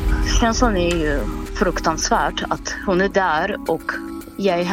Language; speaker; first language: Swedish; non-native, fluent; Ukrainian